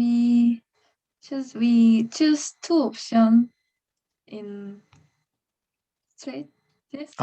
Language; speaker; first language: English; non-native, learner; Korean